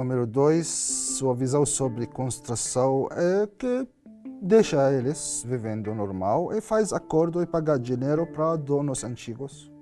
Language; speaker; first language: Portuguese; non-native, learner; Arabic